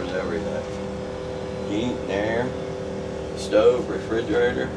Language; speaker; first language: English; native; English